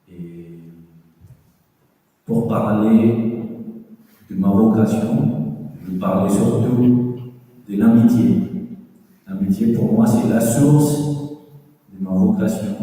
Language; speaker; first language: French; non-native, fluent; Spanish